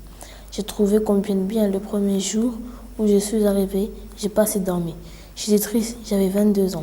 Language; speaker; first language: French; non-native, learner; Turkish